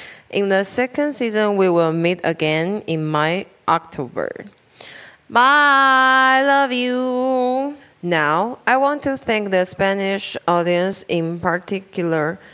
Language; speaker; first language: English; non-native, learner; Chinese